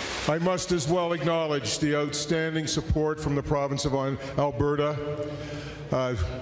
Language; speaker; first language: English; native; English